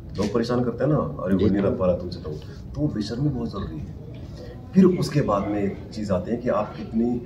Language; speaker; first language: Hindi; native; Hindi